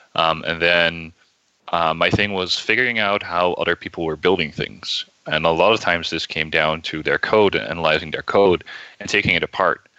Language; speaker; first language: English; non-native, fluent; Dutch